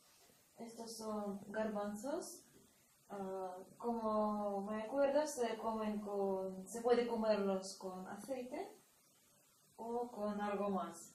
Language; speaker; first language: Spanish; non-native, learner; Russian